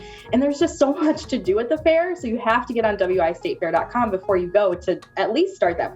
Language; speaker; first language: English; native; English